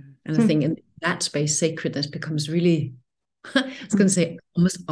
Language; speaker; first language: English; non-native, fluent; Danish